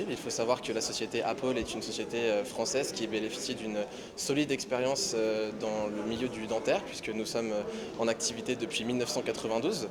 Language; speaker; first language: French; native; French